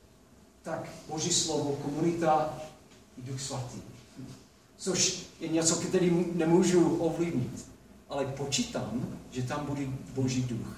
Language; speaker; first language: Czech; non-native, fluent; English